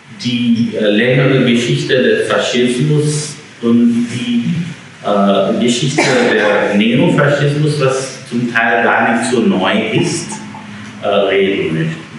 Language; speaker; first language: German; non-native, fluent; English